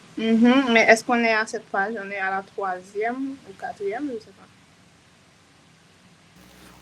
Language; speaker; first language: French; non-native, local second language; Haitian Creole